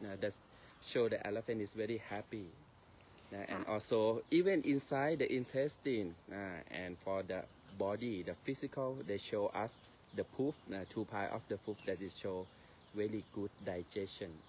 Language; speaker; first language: English; non-native, learner; Thai